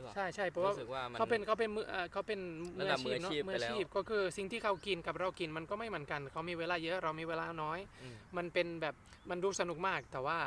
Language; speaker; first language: Thai; non-native, fluent; Spanish